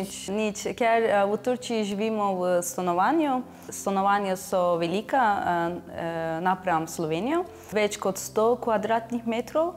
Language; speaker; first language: Slovenian; non-native, fluent; Turkish